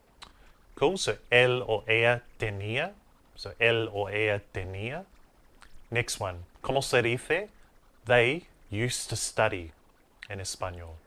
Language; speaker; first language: Spanish; non-native, fluent; English